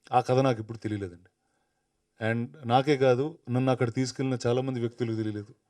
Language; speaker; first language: Telugu; native; Telugu